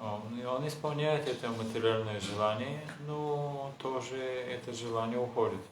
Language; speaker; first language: Russian; non-native, learner; Bulgarian